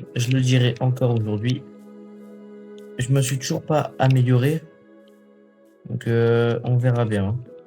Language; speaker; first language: French; native; French